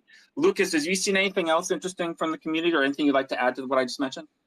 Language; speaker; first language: English; native; English